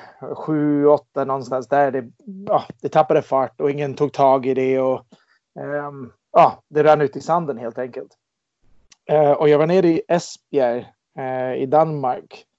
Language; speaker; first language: Swedish; non-native, fluent; English